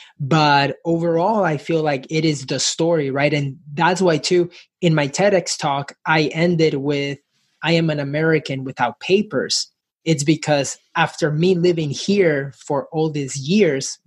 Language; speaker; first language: English; early bilingual, other home language; Spanish